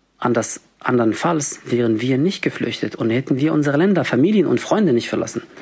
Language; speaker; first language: German; non-native, fluent; Arabic